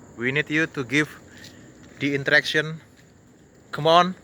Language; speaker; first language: English; non-native, learner; Indonesian